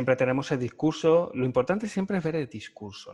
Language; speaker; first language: Spanish; native; Spanish